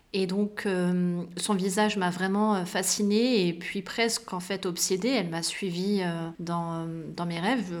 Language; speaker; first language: French; early bilingual, other home language; Arabic